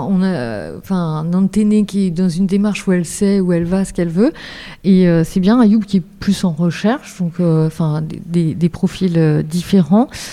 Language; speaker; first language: French; native; French